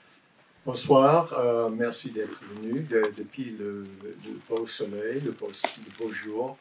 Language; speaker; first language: French; non-native, learner; English